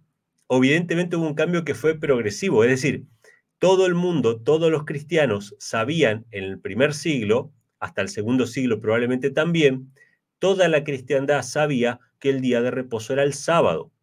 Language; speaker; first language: Spanish; native; Spanish